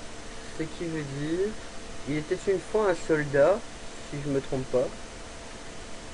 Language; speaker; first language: French; native; French